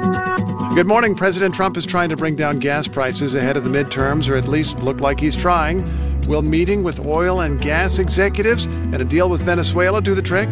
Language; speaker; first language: English; native; English